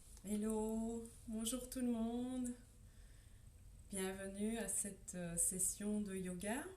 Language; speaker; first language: French; native; French